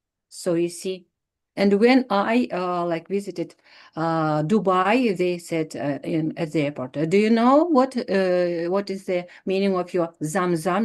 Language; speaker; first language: English; non-native, fluent; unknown